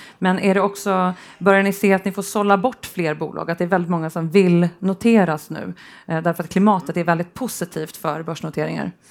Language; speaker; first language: Swedish; native; Swedish